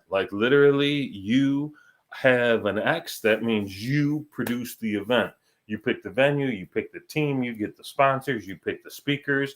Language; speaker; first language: English; native; English